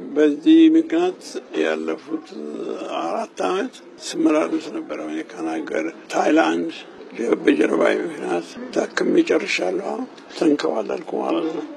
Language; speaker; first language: Amharic; non-native, local second language; Oromo